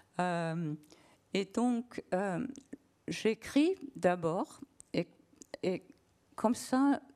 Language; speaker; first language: French; non-native, learner; English